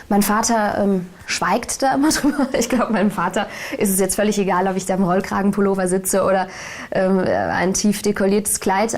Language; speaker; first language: German; early bilingual, other home language; Turkish